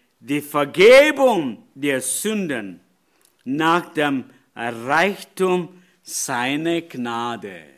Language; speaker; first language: German; non-native, learner; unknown